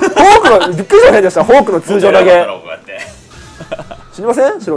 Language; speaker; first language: Japanese; native; Japanese